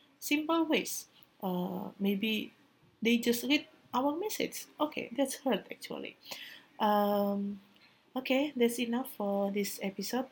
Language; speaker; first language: English; non-native, learner; Indonesian